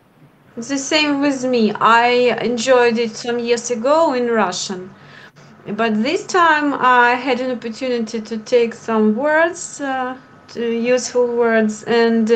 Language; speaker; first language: English; non-native, fluent; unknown